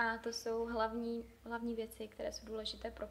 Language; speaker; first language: Czech; native; Czech